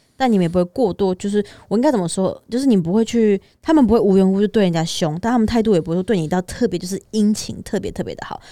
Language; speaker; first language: Chinese; native; Chinese